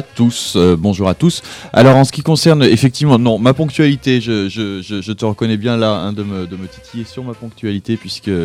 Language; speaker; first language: French; native; French